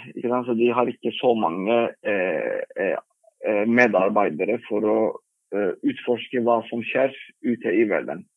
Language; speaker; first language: Norwegian; non-native, fluent; Turkish